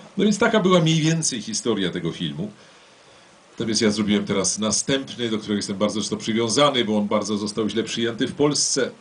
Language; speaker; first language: Polish; native; Polish